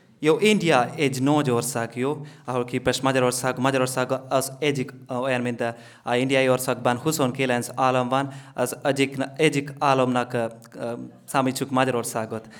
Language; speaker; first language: Hungarian; non-native, learner; Malayalam